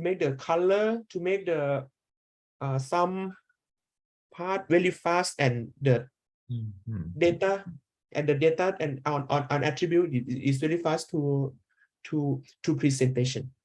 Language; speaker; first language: English; non-native, learner; Thai